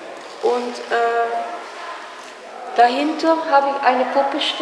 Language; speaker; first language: German; non-native, learner; Dutch